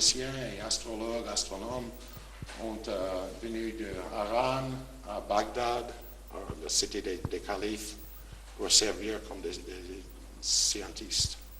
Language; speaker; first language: French; non-native, fluent; English